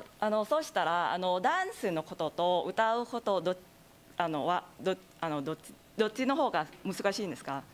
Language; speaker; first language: Japanese; non-native, learner; Thai